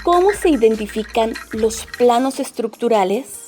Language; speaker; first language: Spanish; native; Spanish